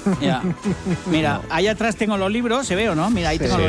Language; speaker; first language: Spanish; native; Spanish